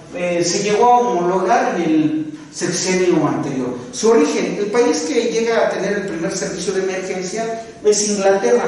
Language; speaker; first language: Spanish; native; Spanish